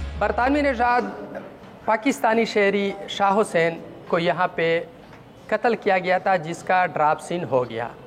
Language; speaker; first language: Urdu; non-native, local second language; Pashto